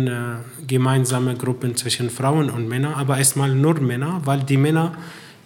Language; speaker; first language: German; non-native, fluent; Arabic